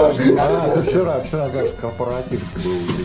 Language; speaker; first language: Russian; native; Russian